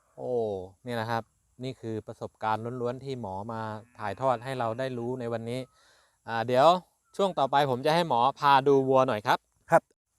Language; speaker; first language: Thai; native; Thai